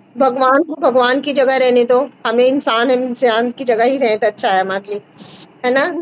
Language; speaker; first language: Hindi; native; Hindi